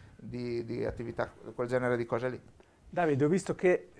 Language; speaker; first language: Italian; native; Italian